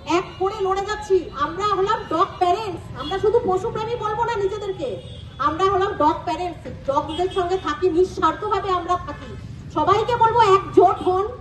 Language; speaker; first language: Bangla; native; Bangla